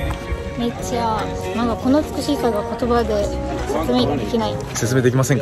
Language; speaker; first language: Japanese; non-native, learner; German